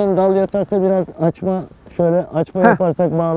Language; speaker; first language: Turkish; native; Turkish